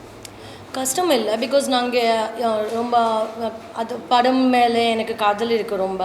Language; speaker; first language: Tamil; non-native, learner; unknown